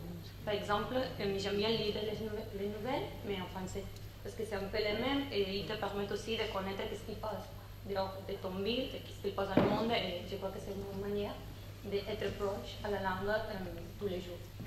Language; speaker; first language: French; non-native, learner; Catalan